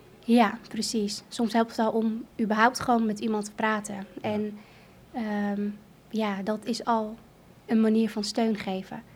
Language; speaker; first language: Dutch; early bilingual, other home language; Kurdish